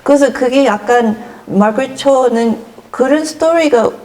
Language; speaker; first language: Korean; early bilingual, other home language; English